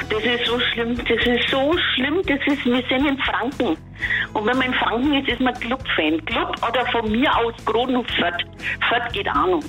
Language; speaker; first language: German; native; German